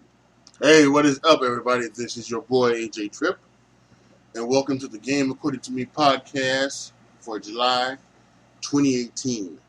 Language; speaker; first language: English; native; English